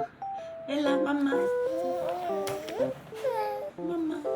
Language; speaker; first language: Korean; native; Korean